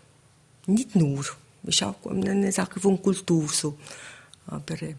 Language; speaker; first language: German; non-native, local second language; Italian